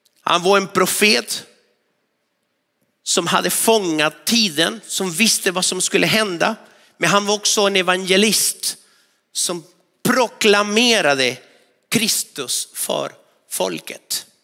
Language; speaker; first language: Swedish; non-native, fluent; Spanish